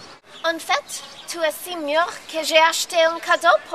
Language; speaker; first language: French; non-native, learner; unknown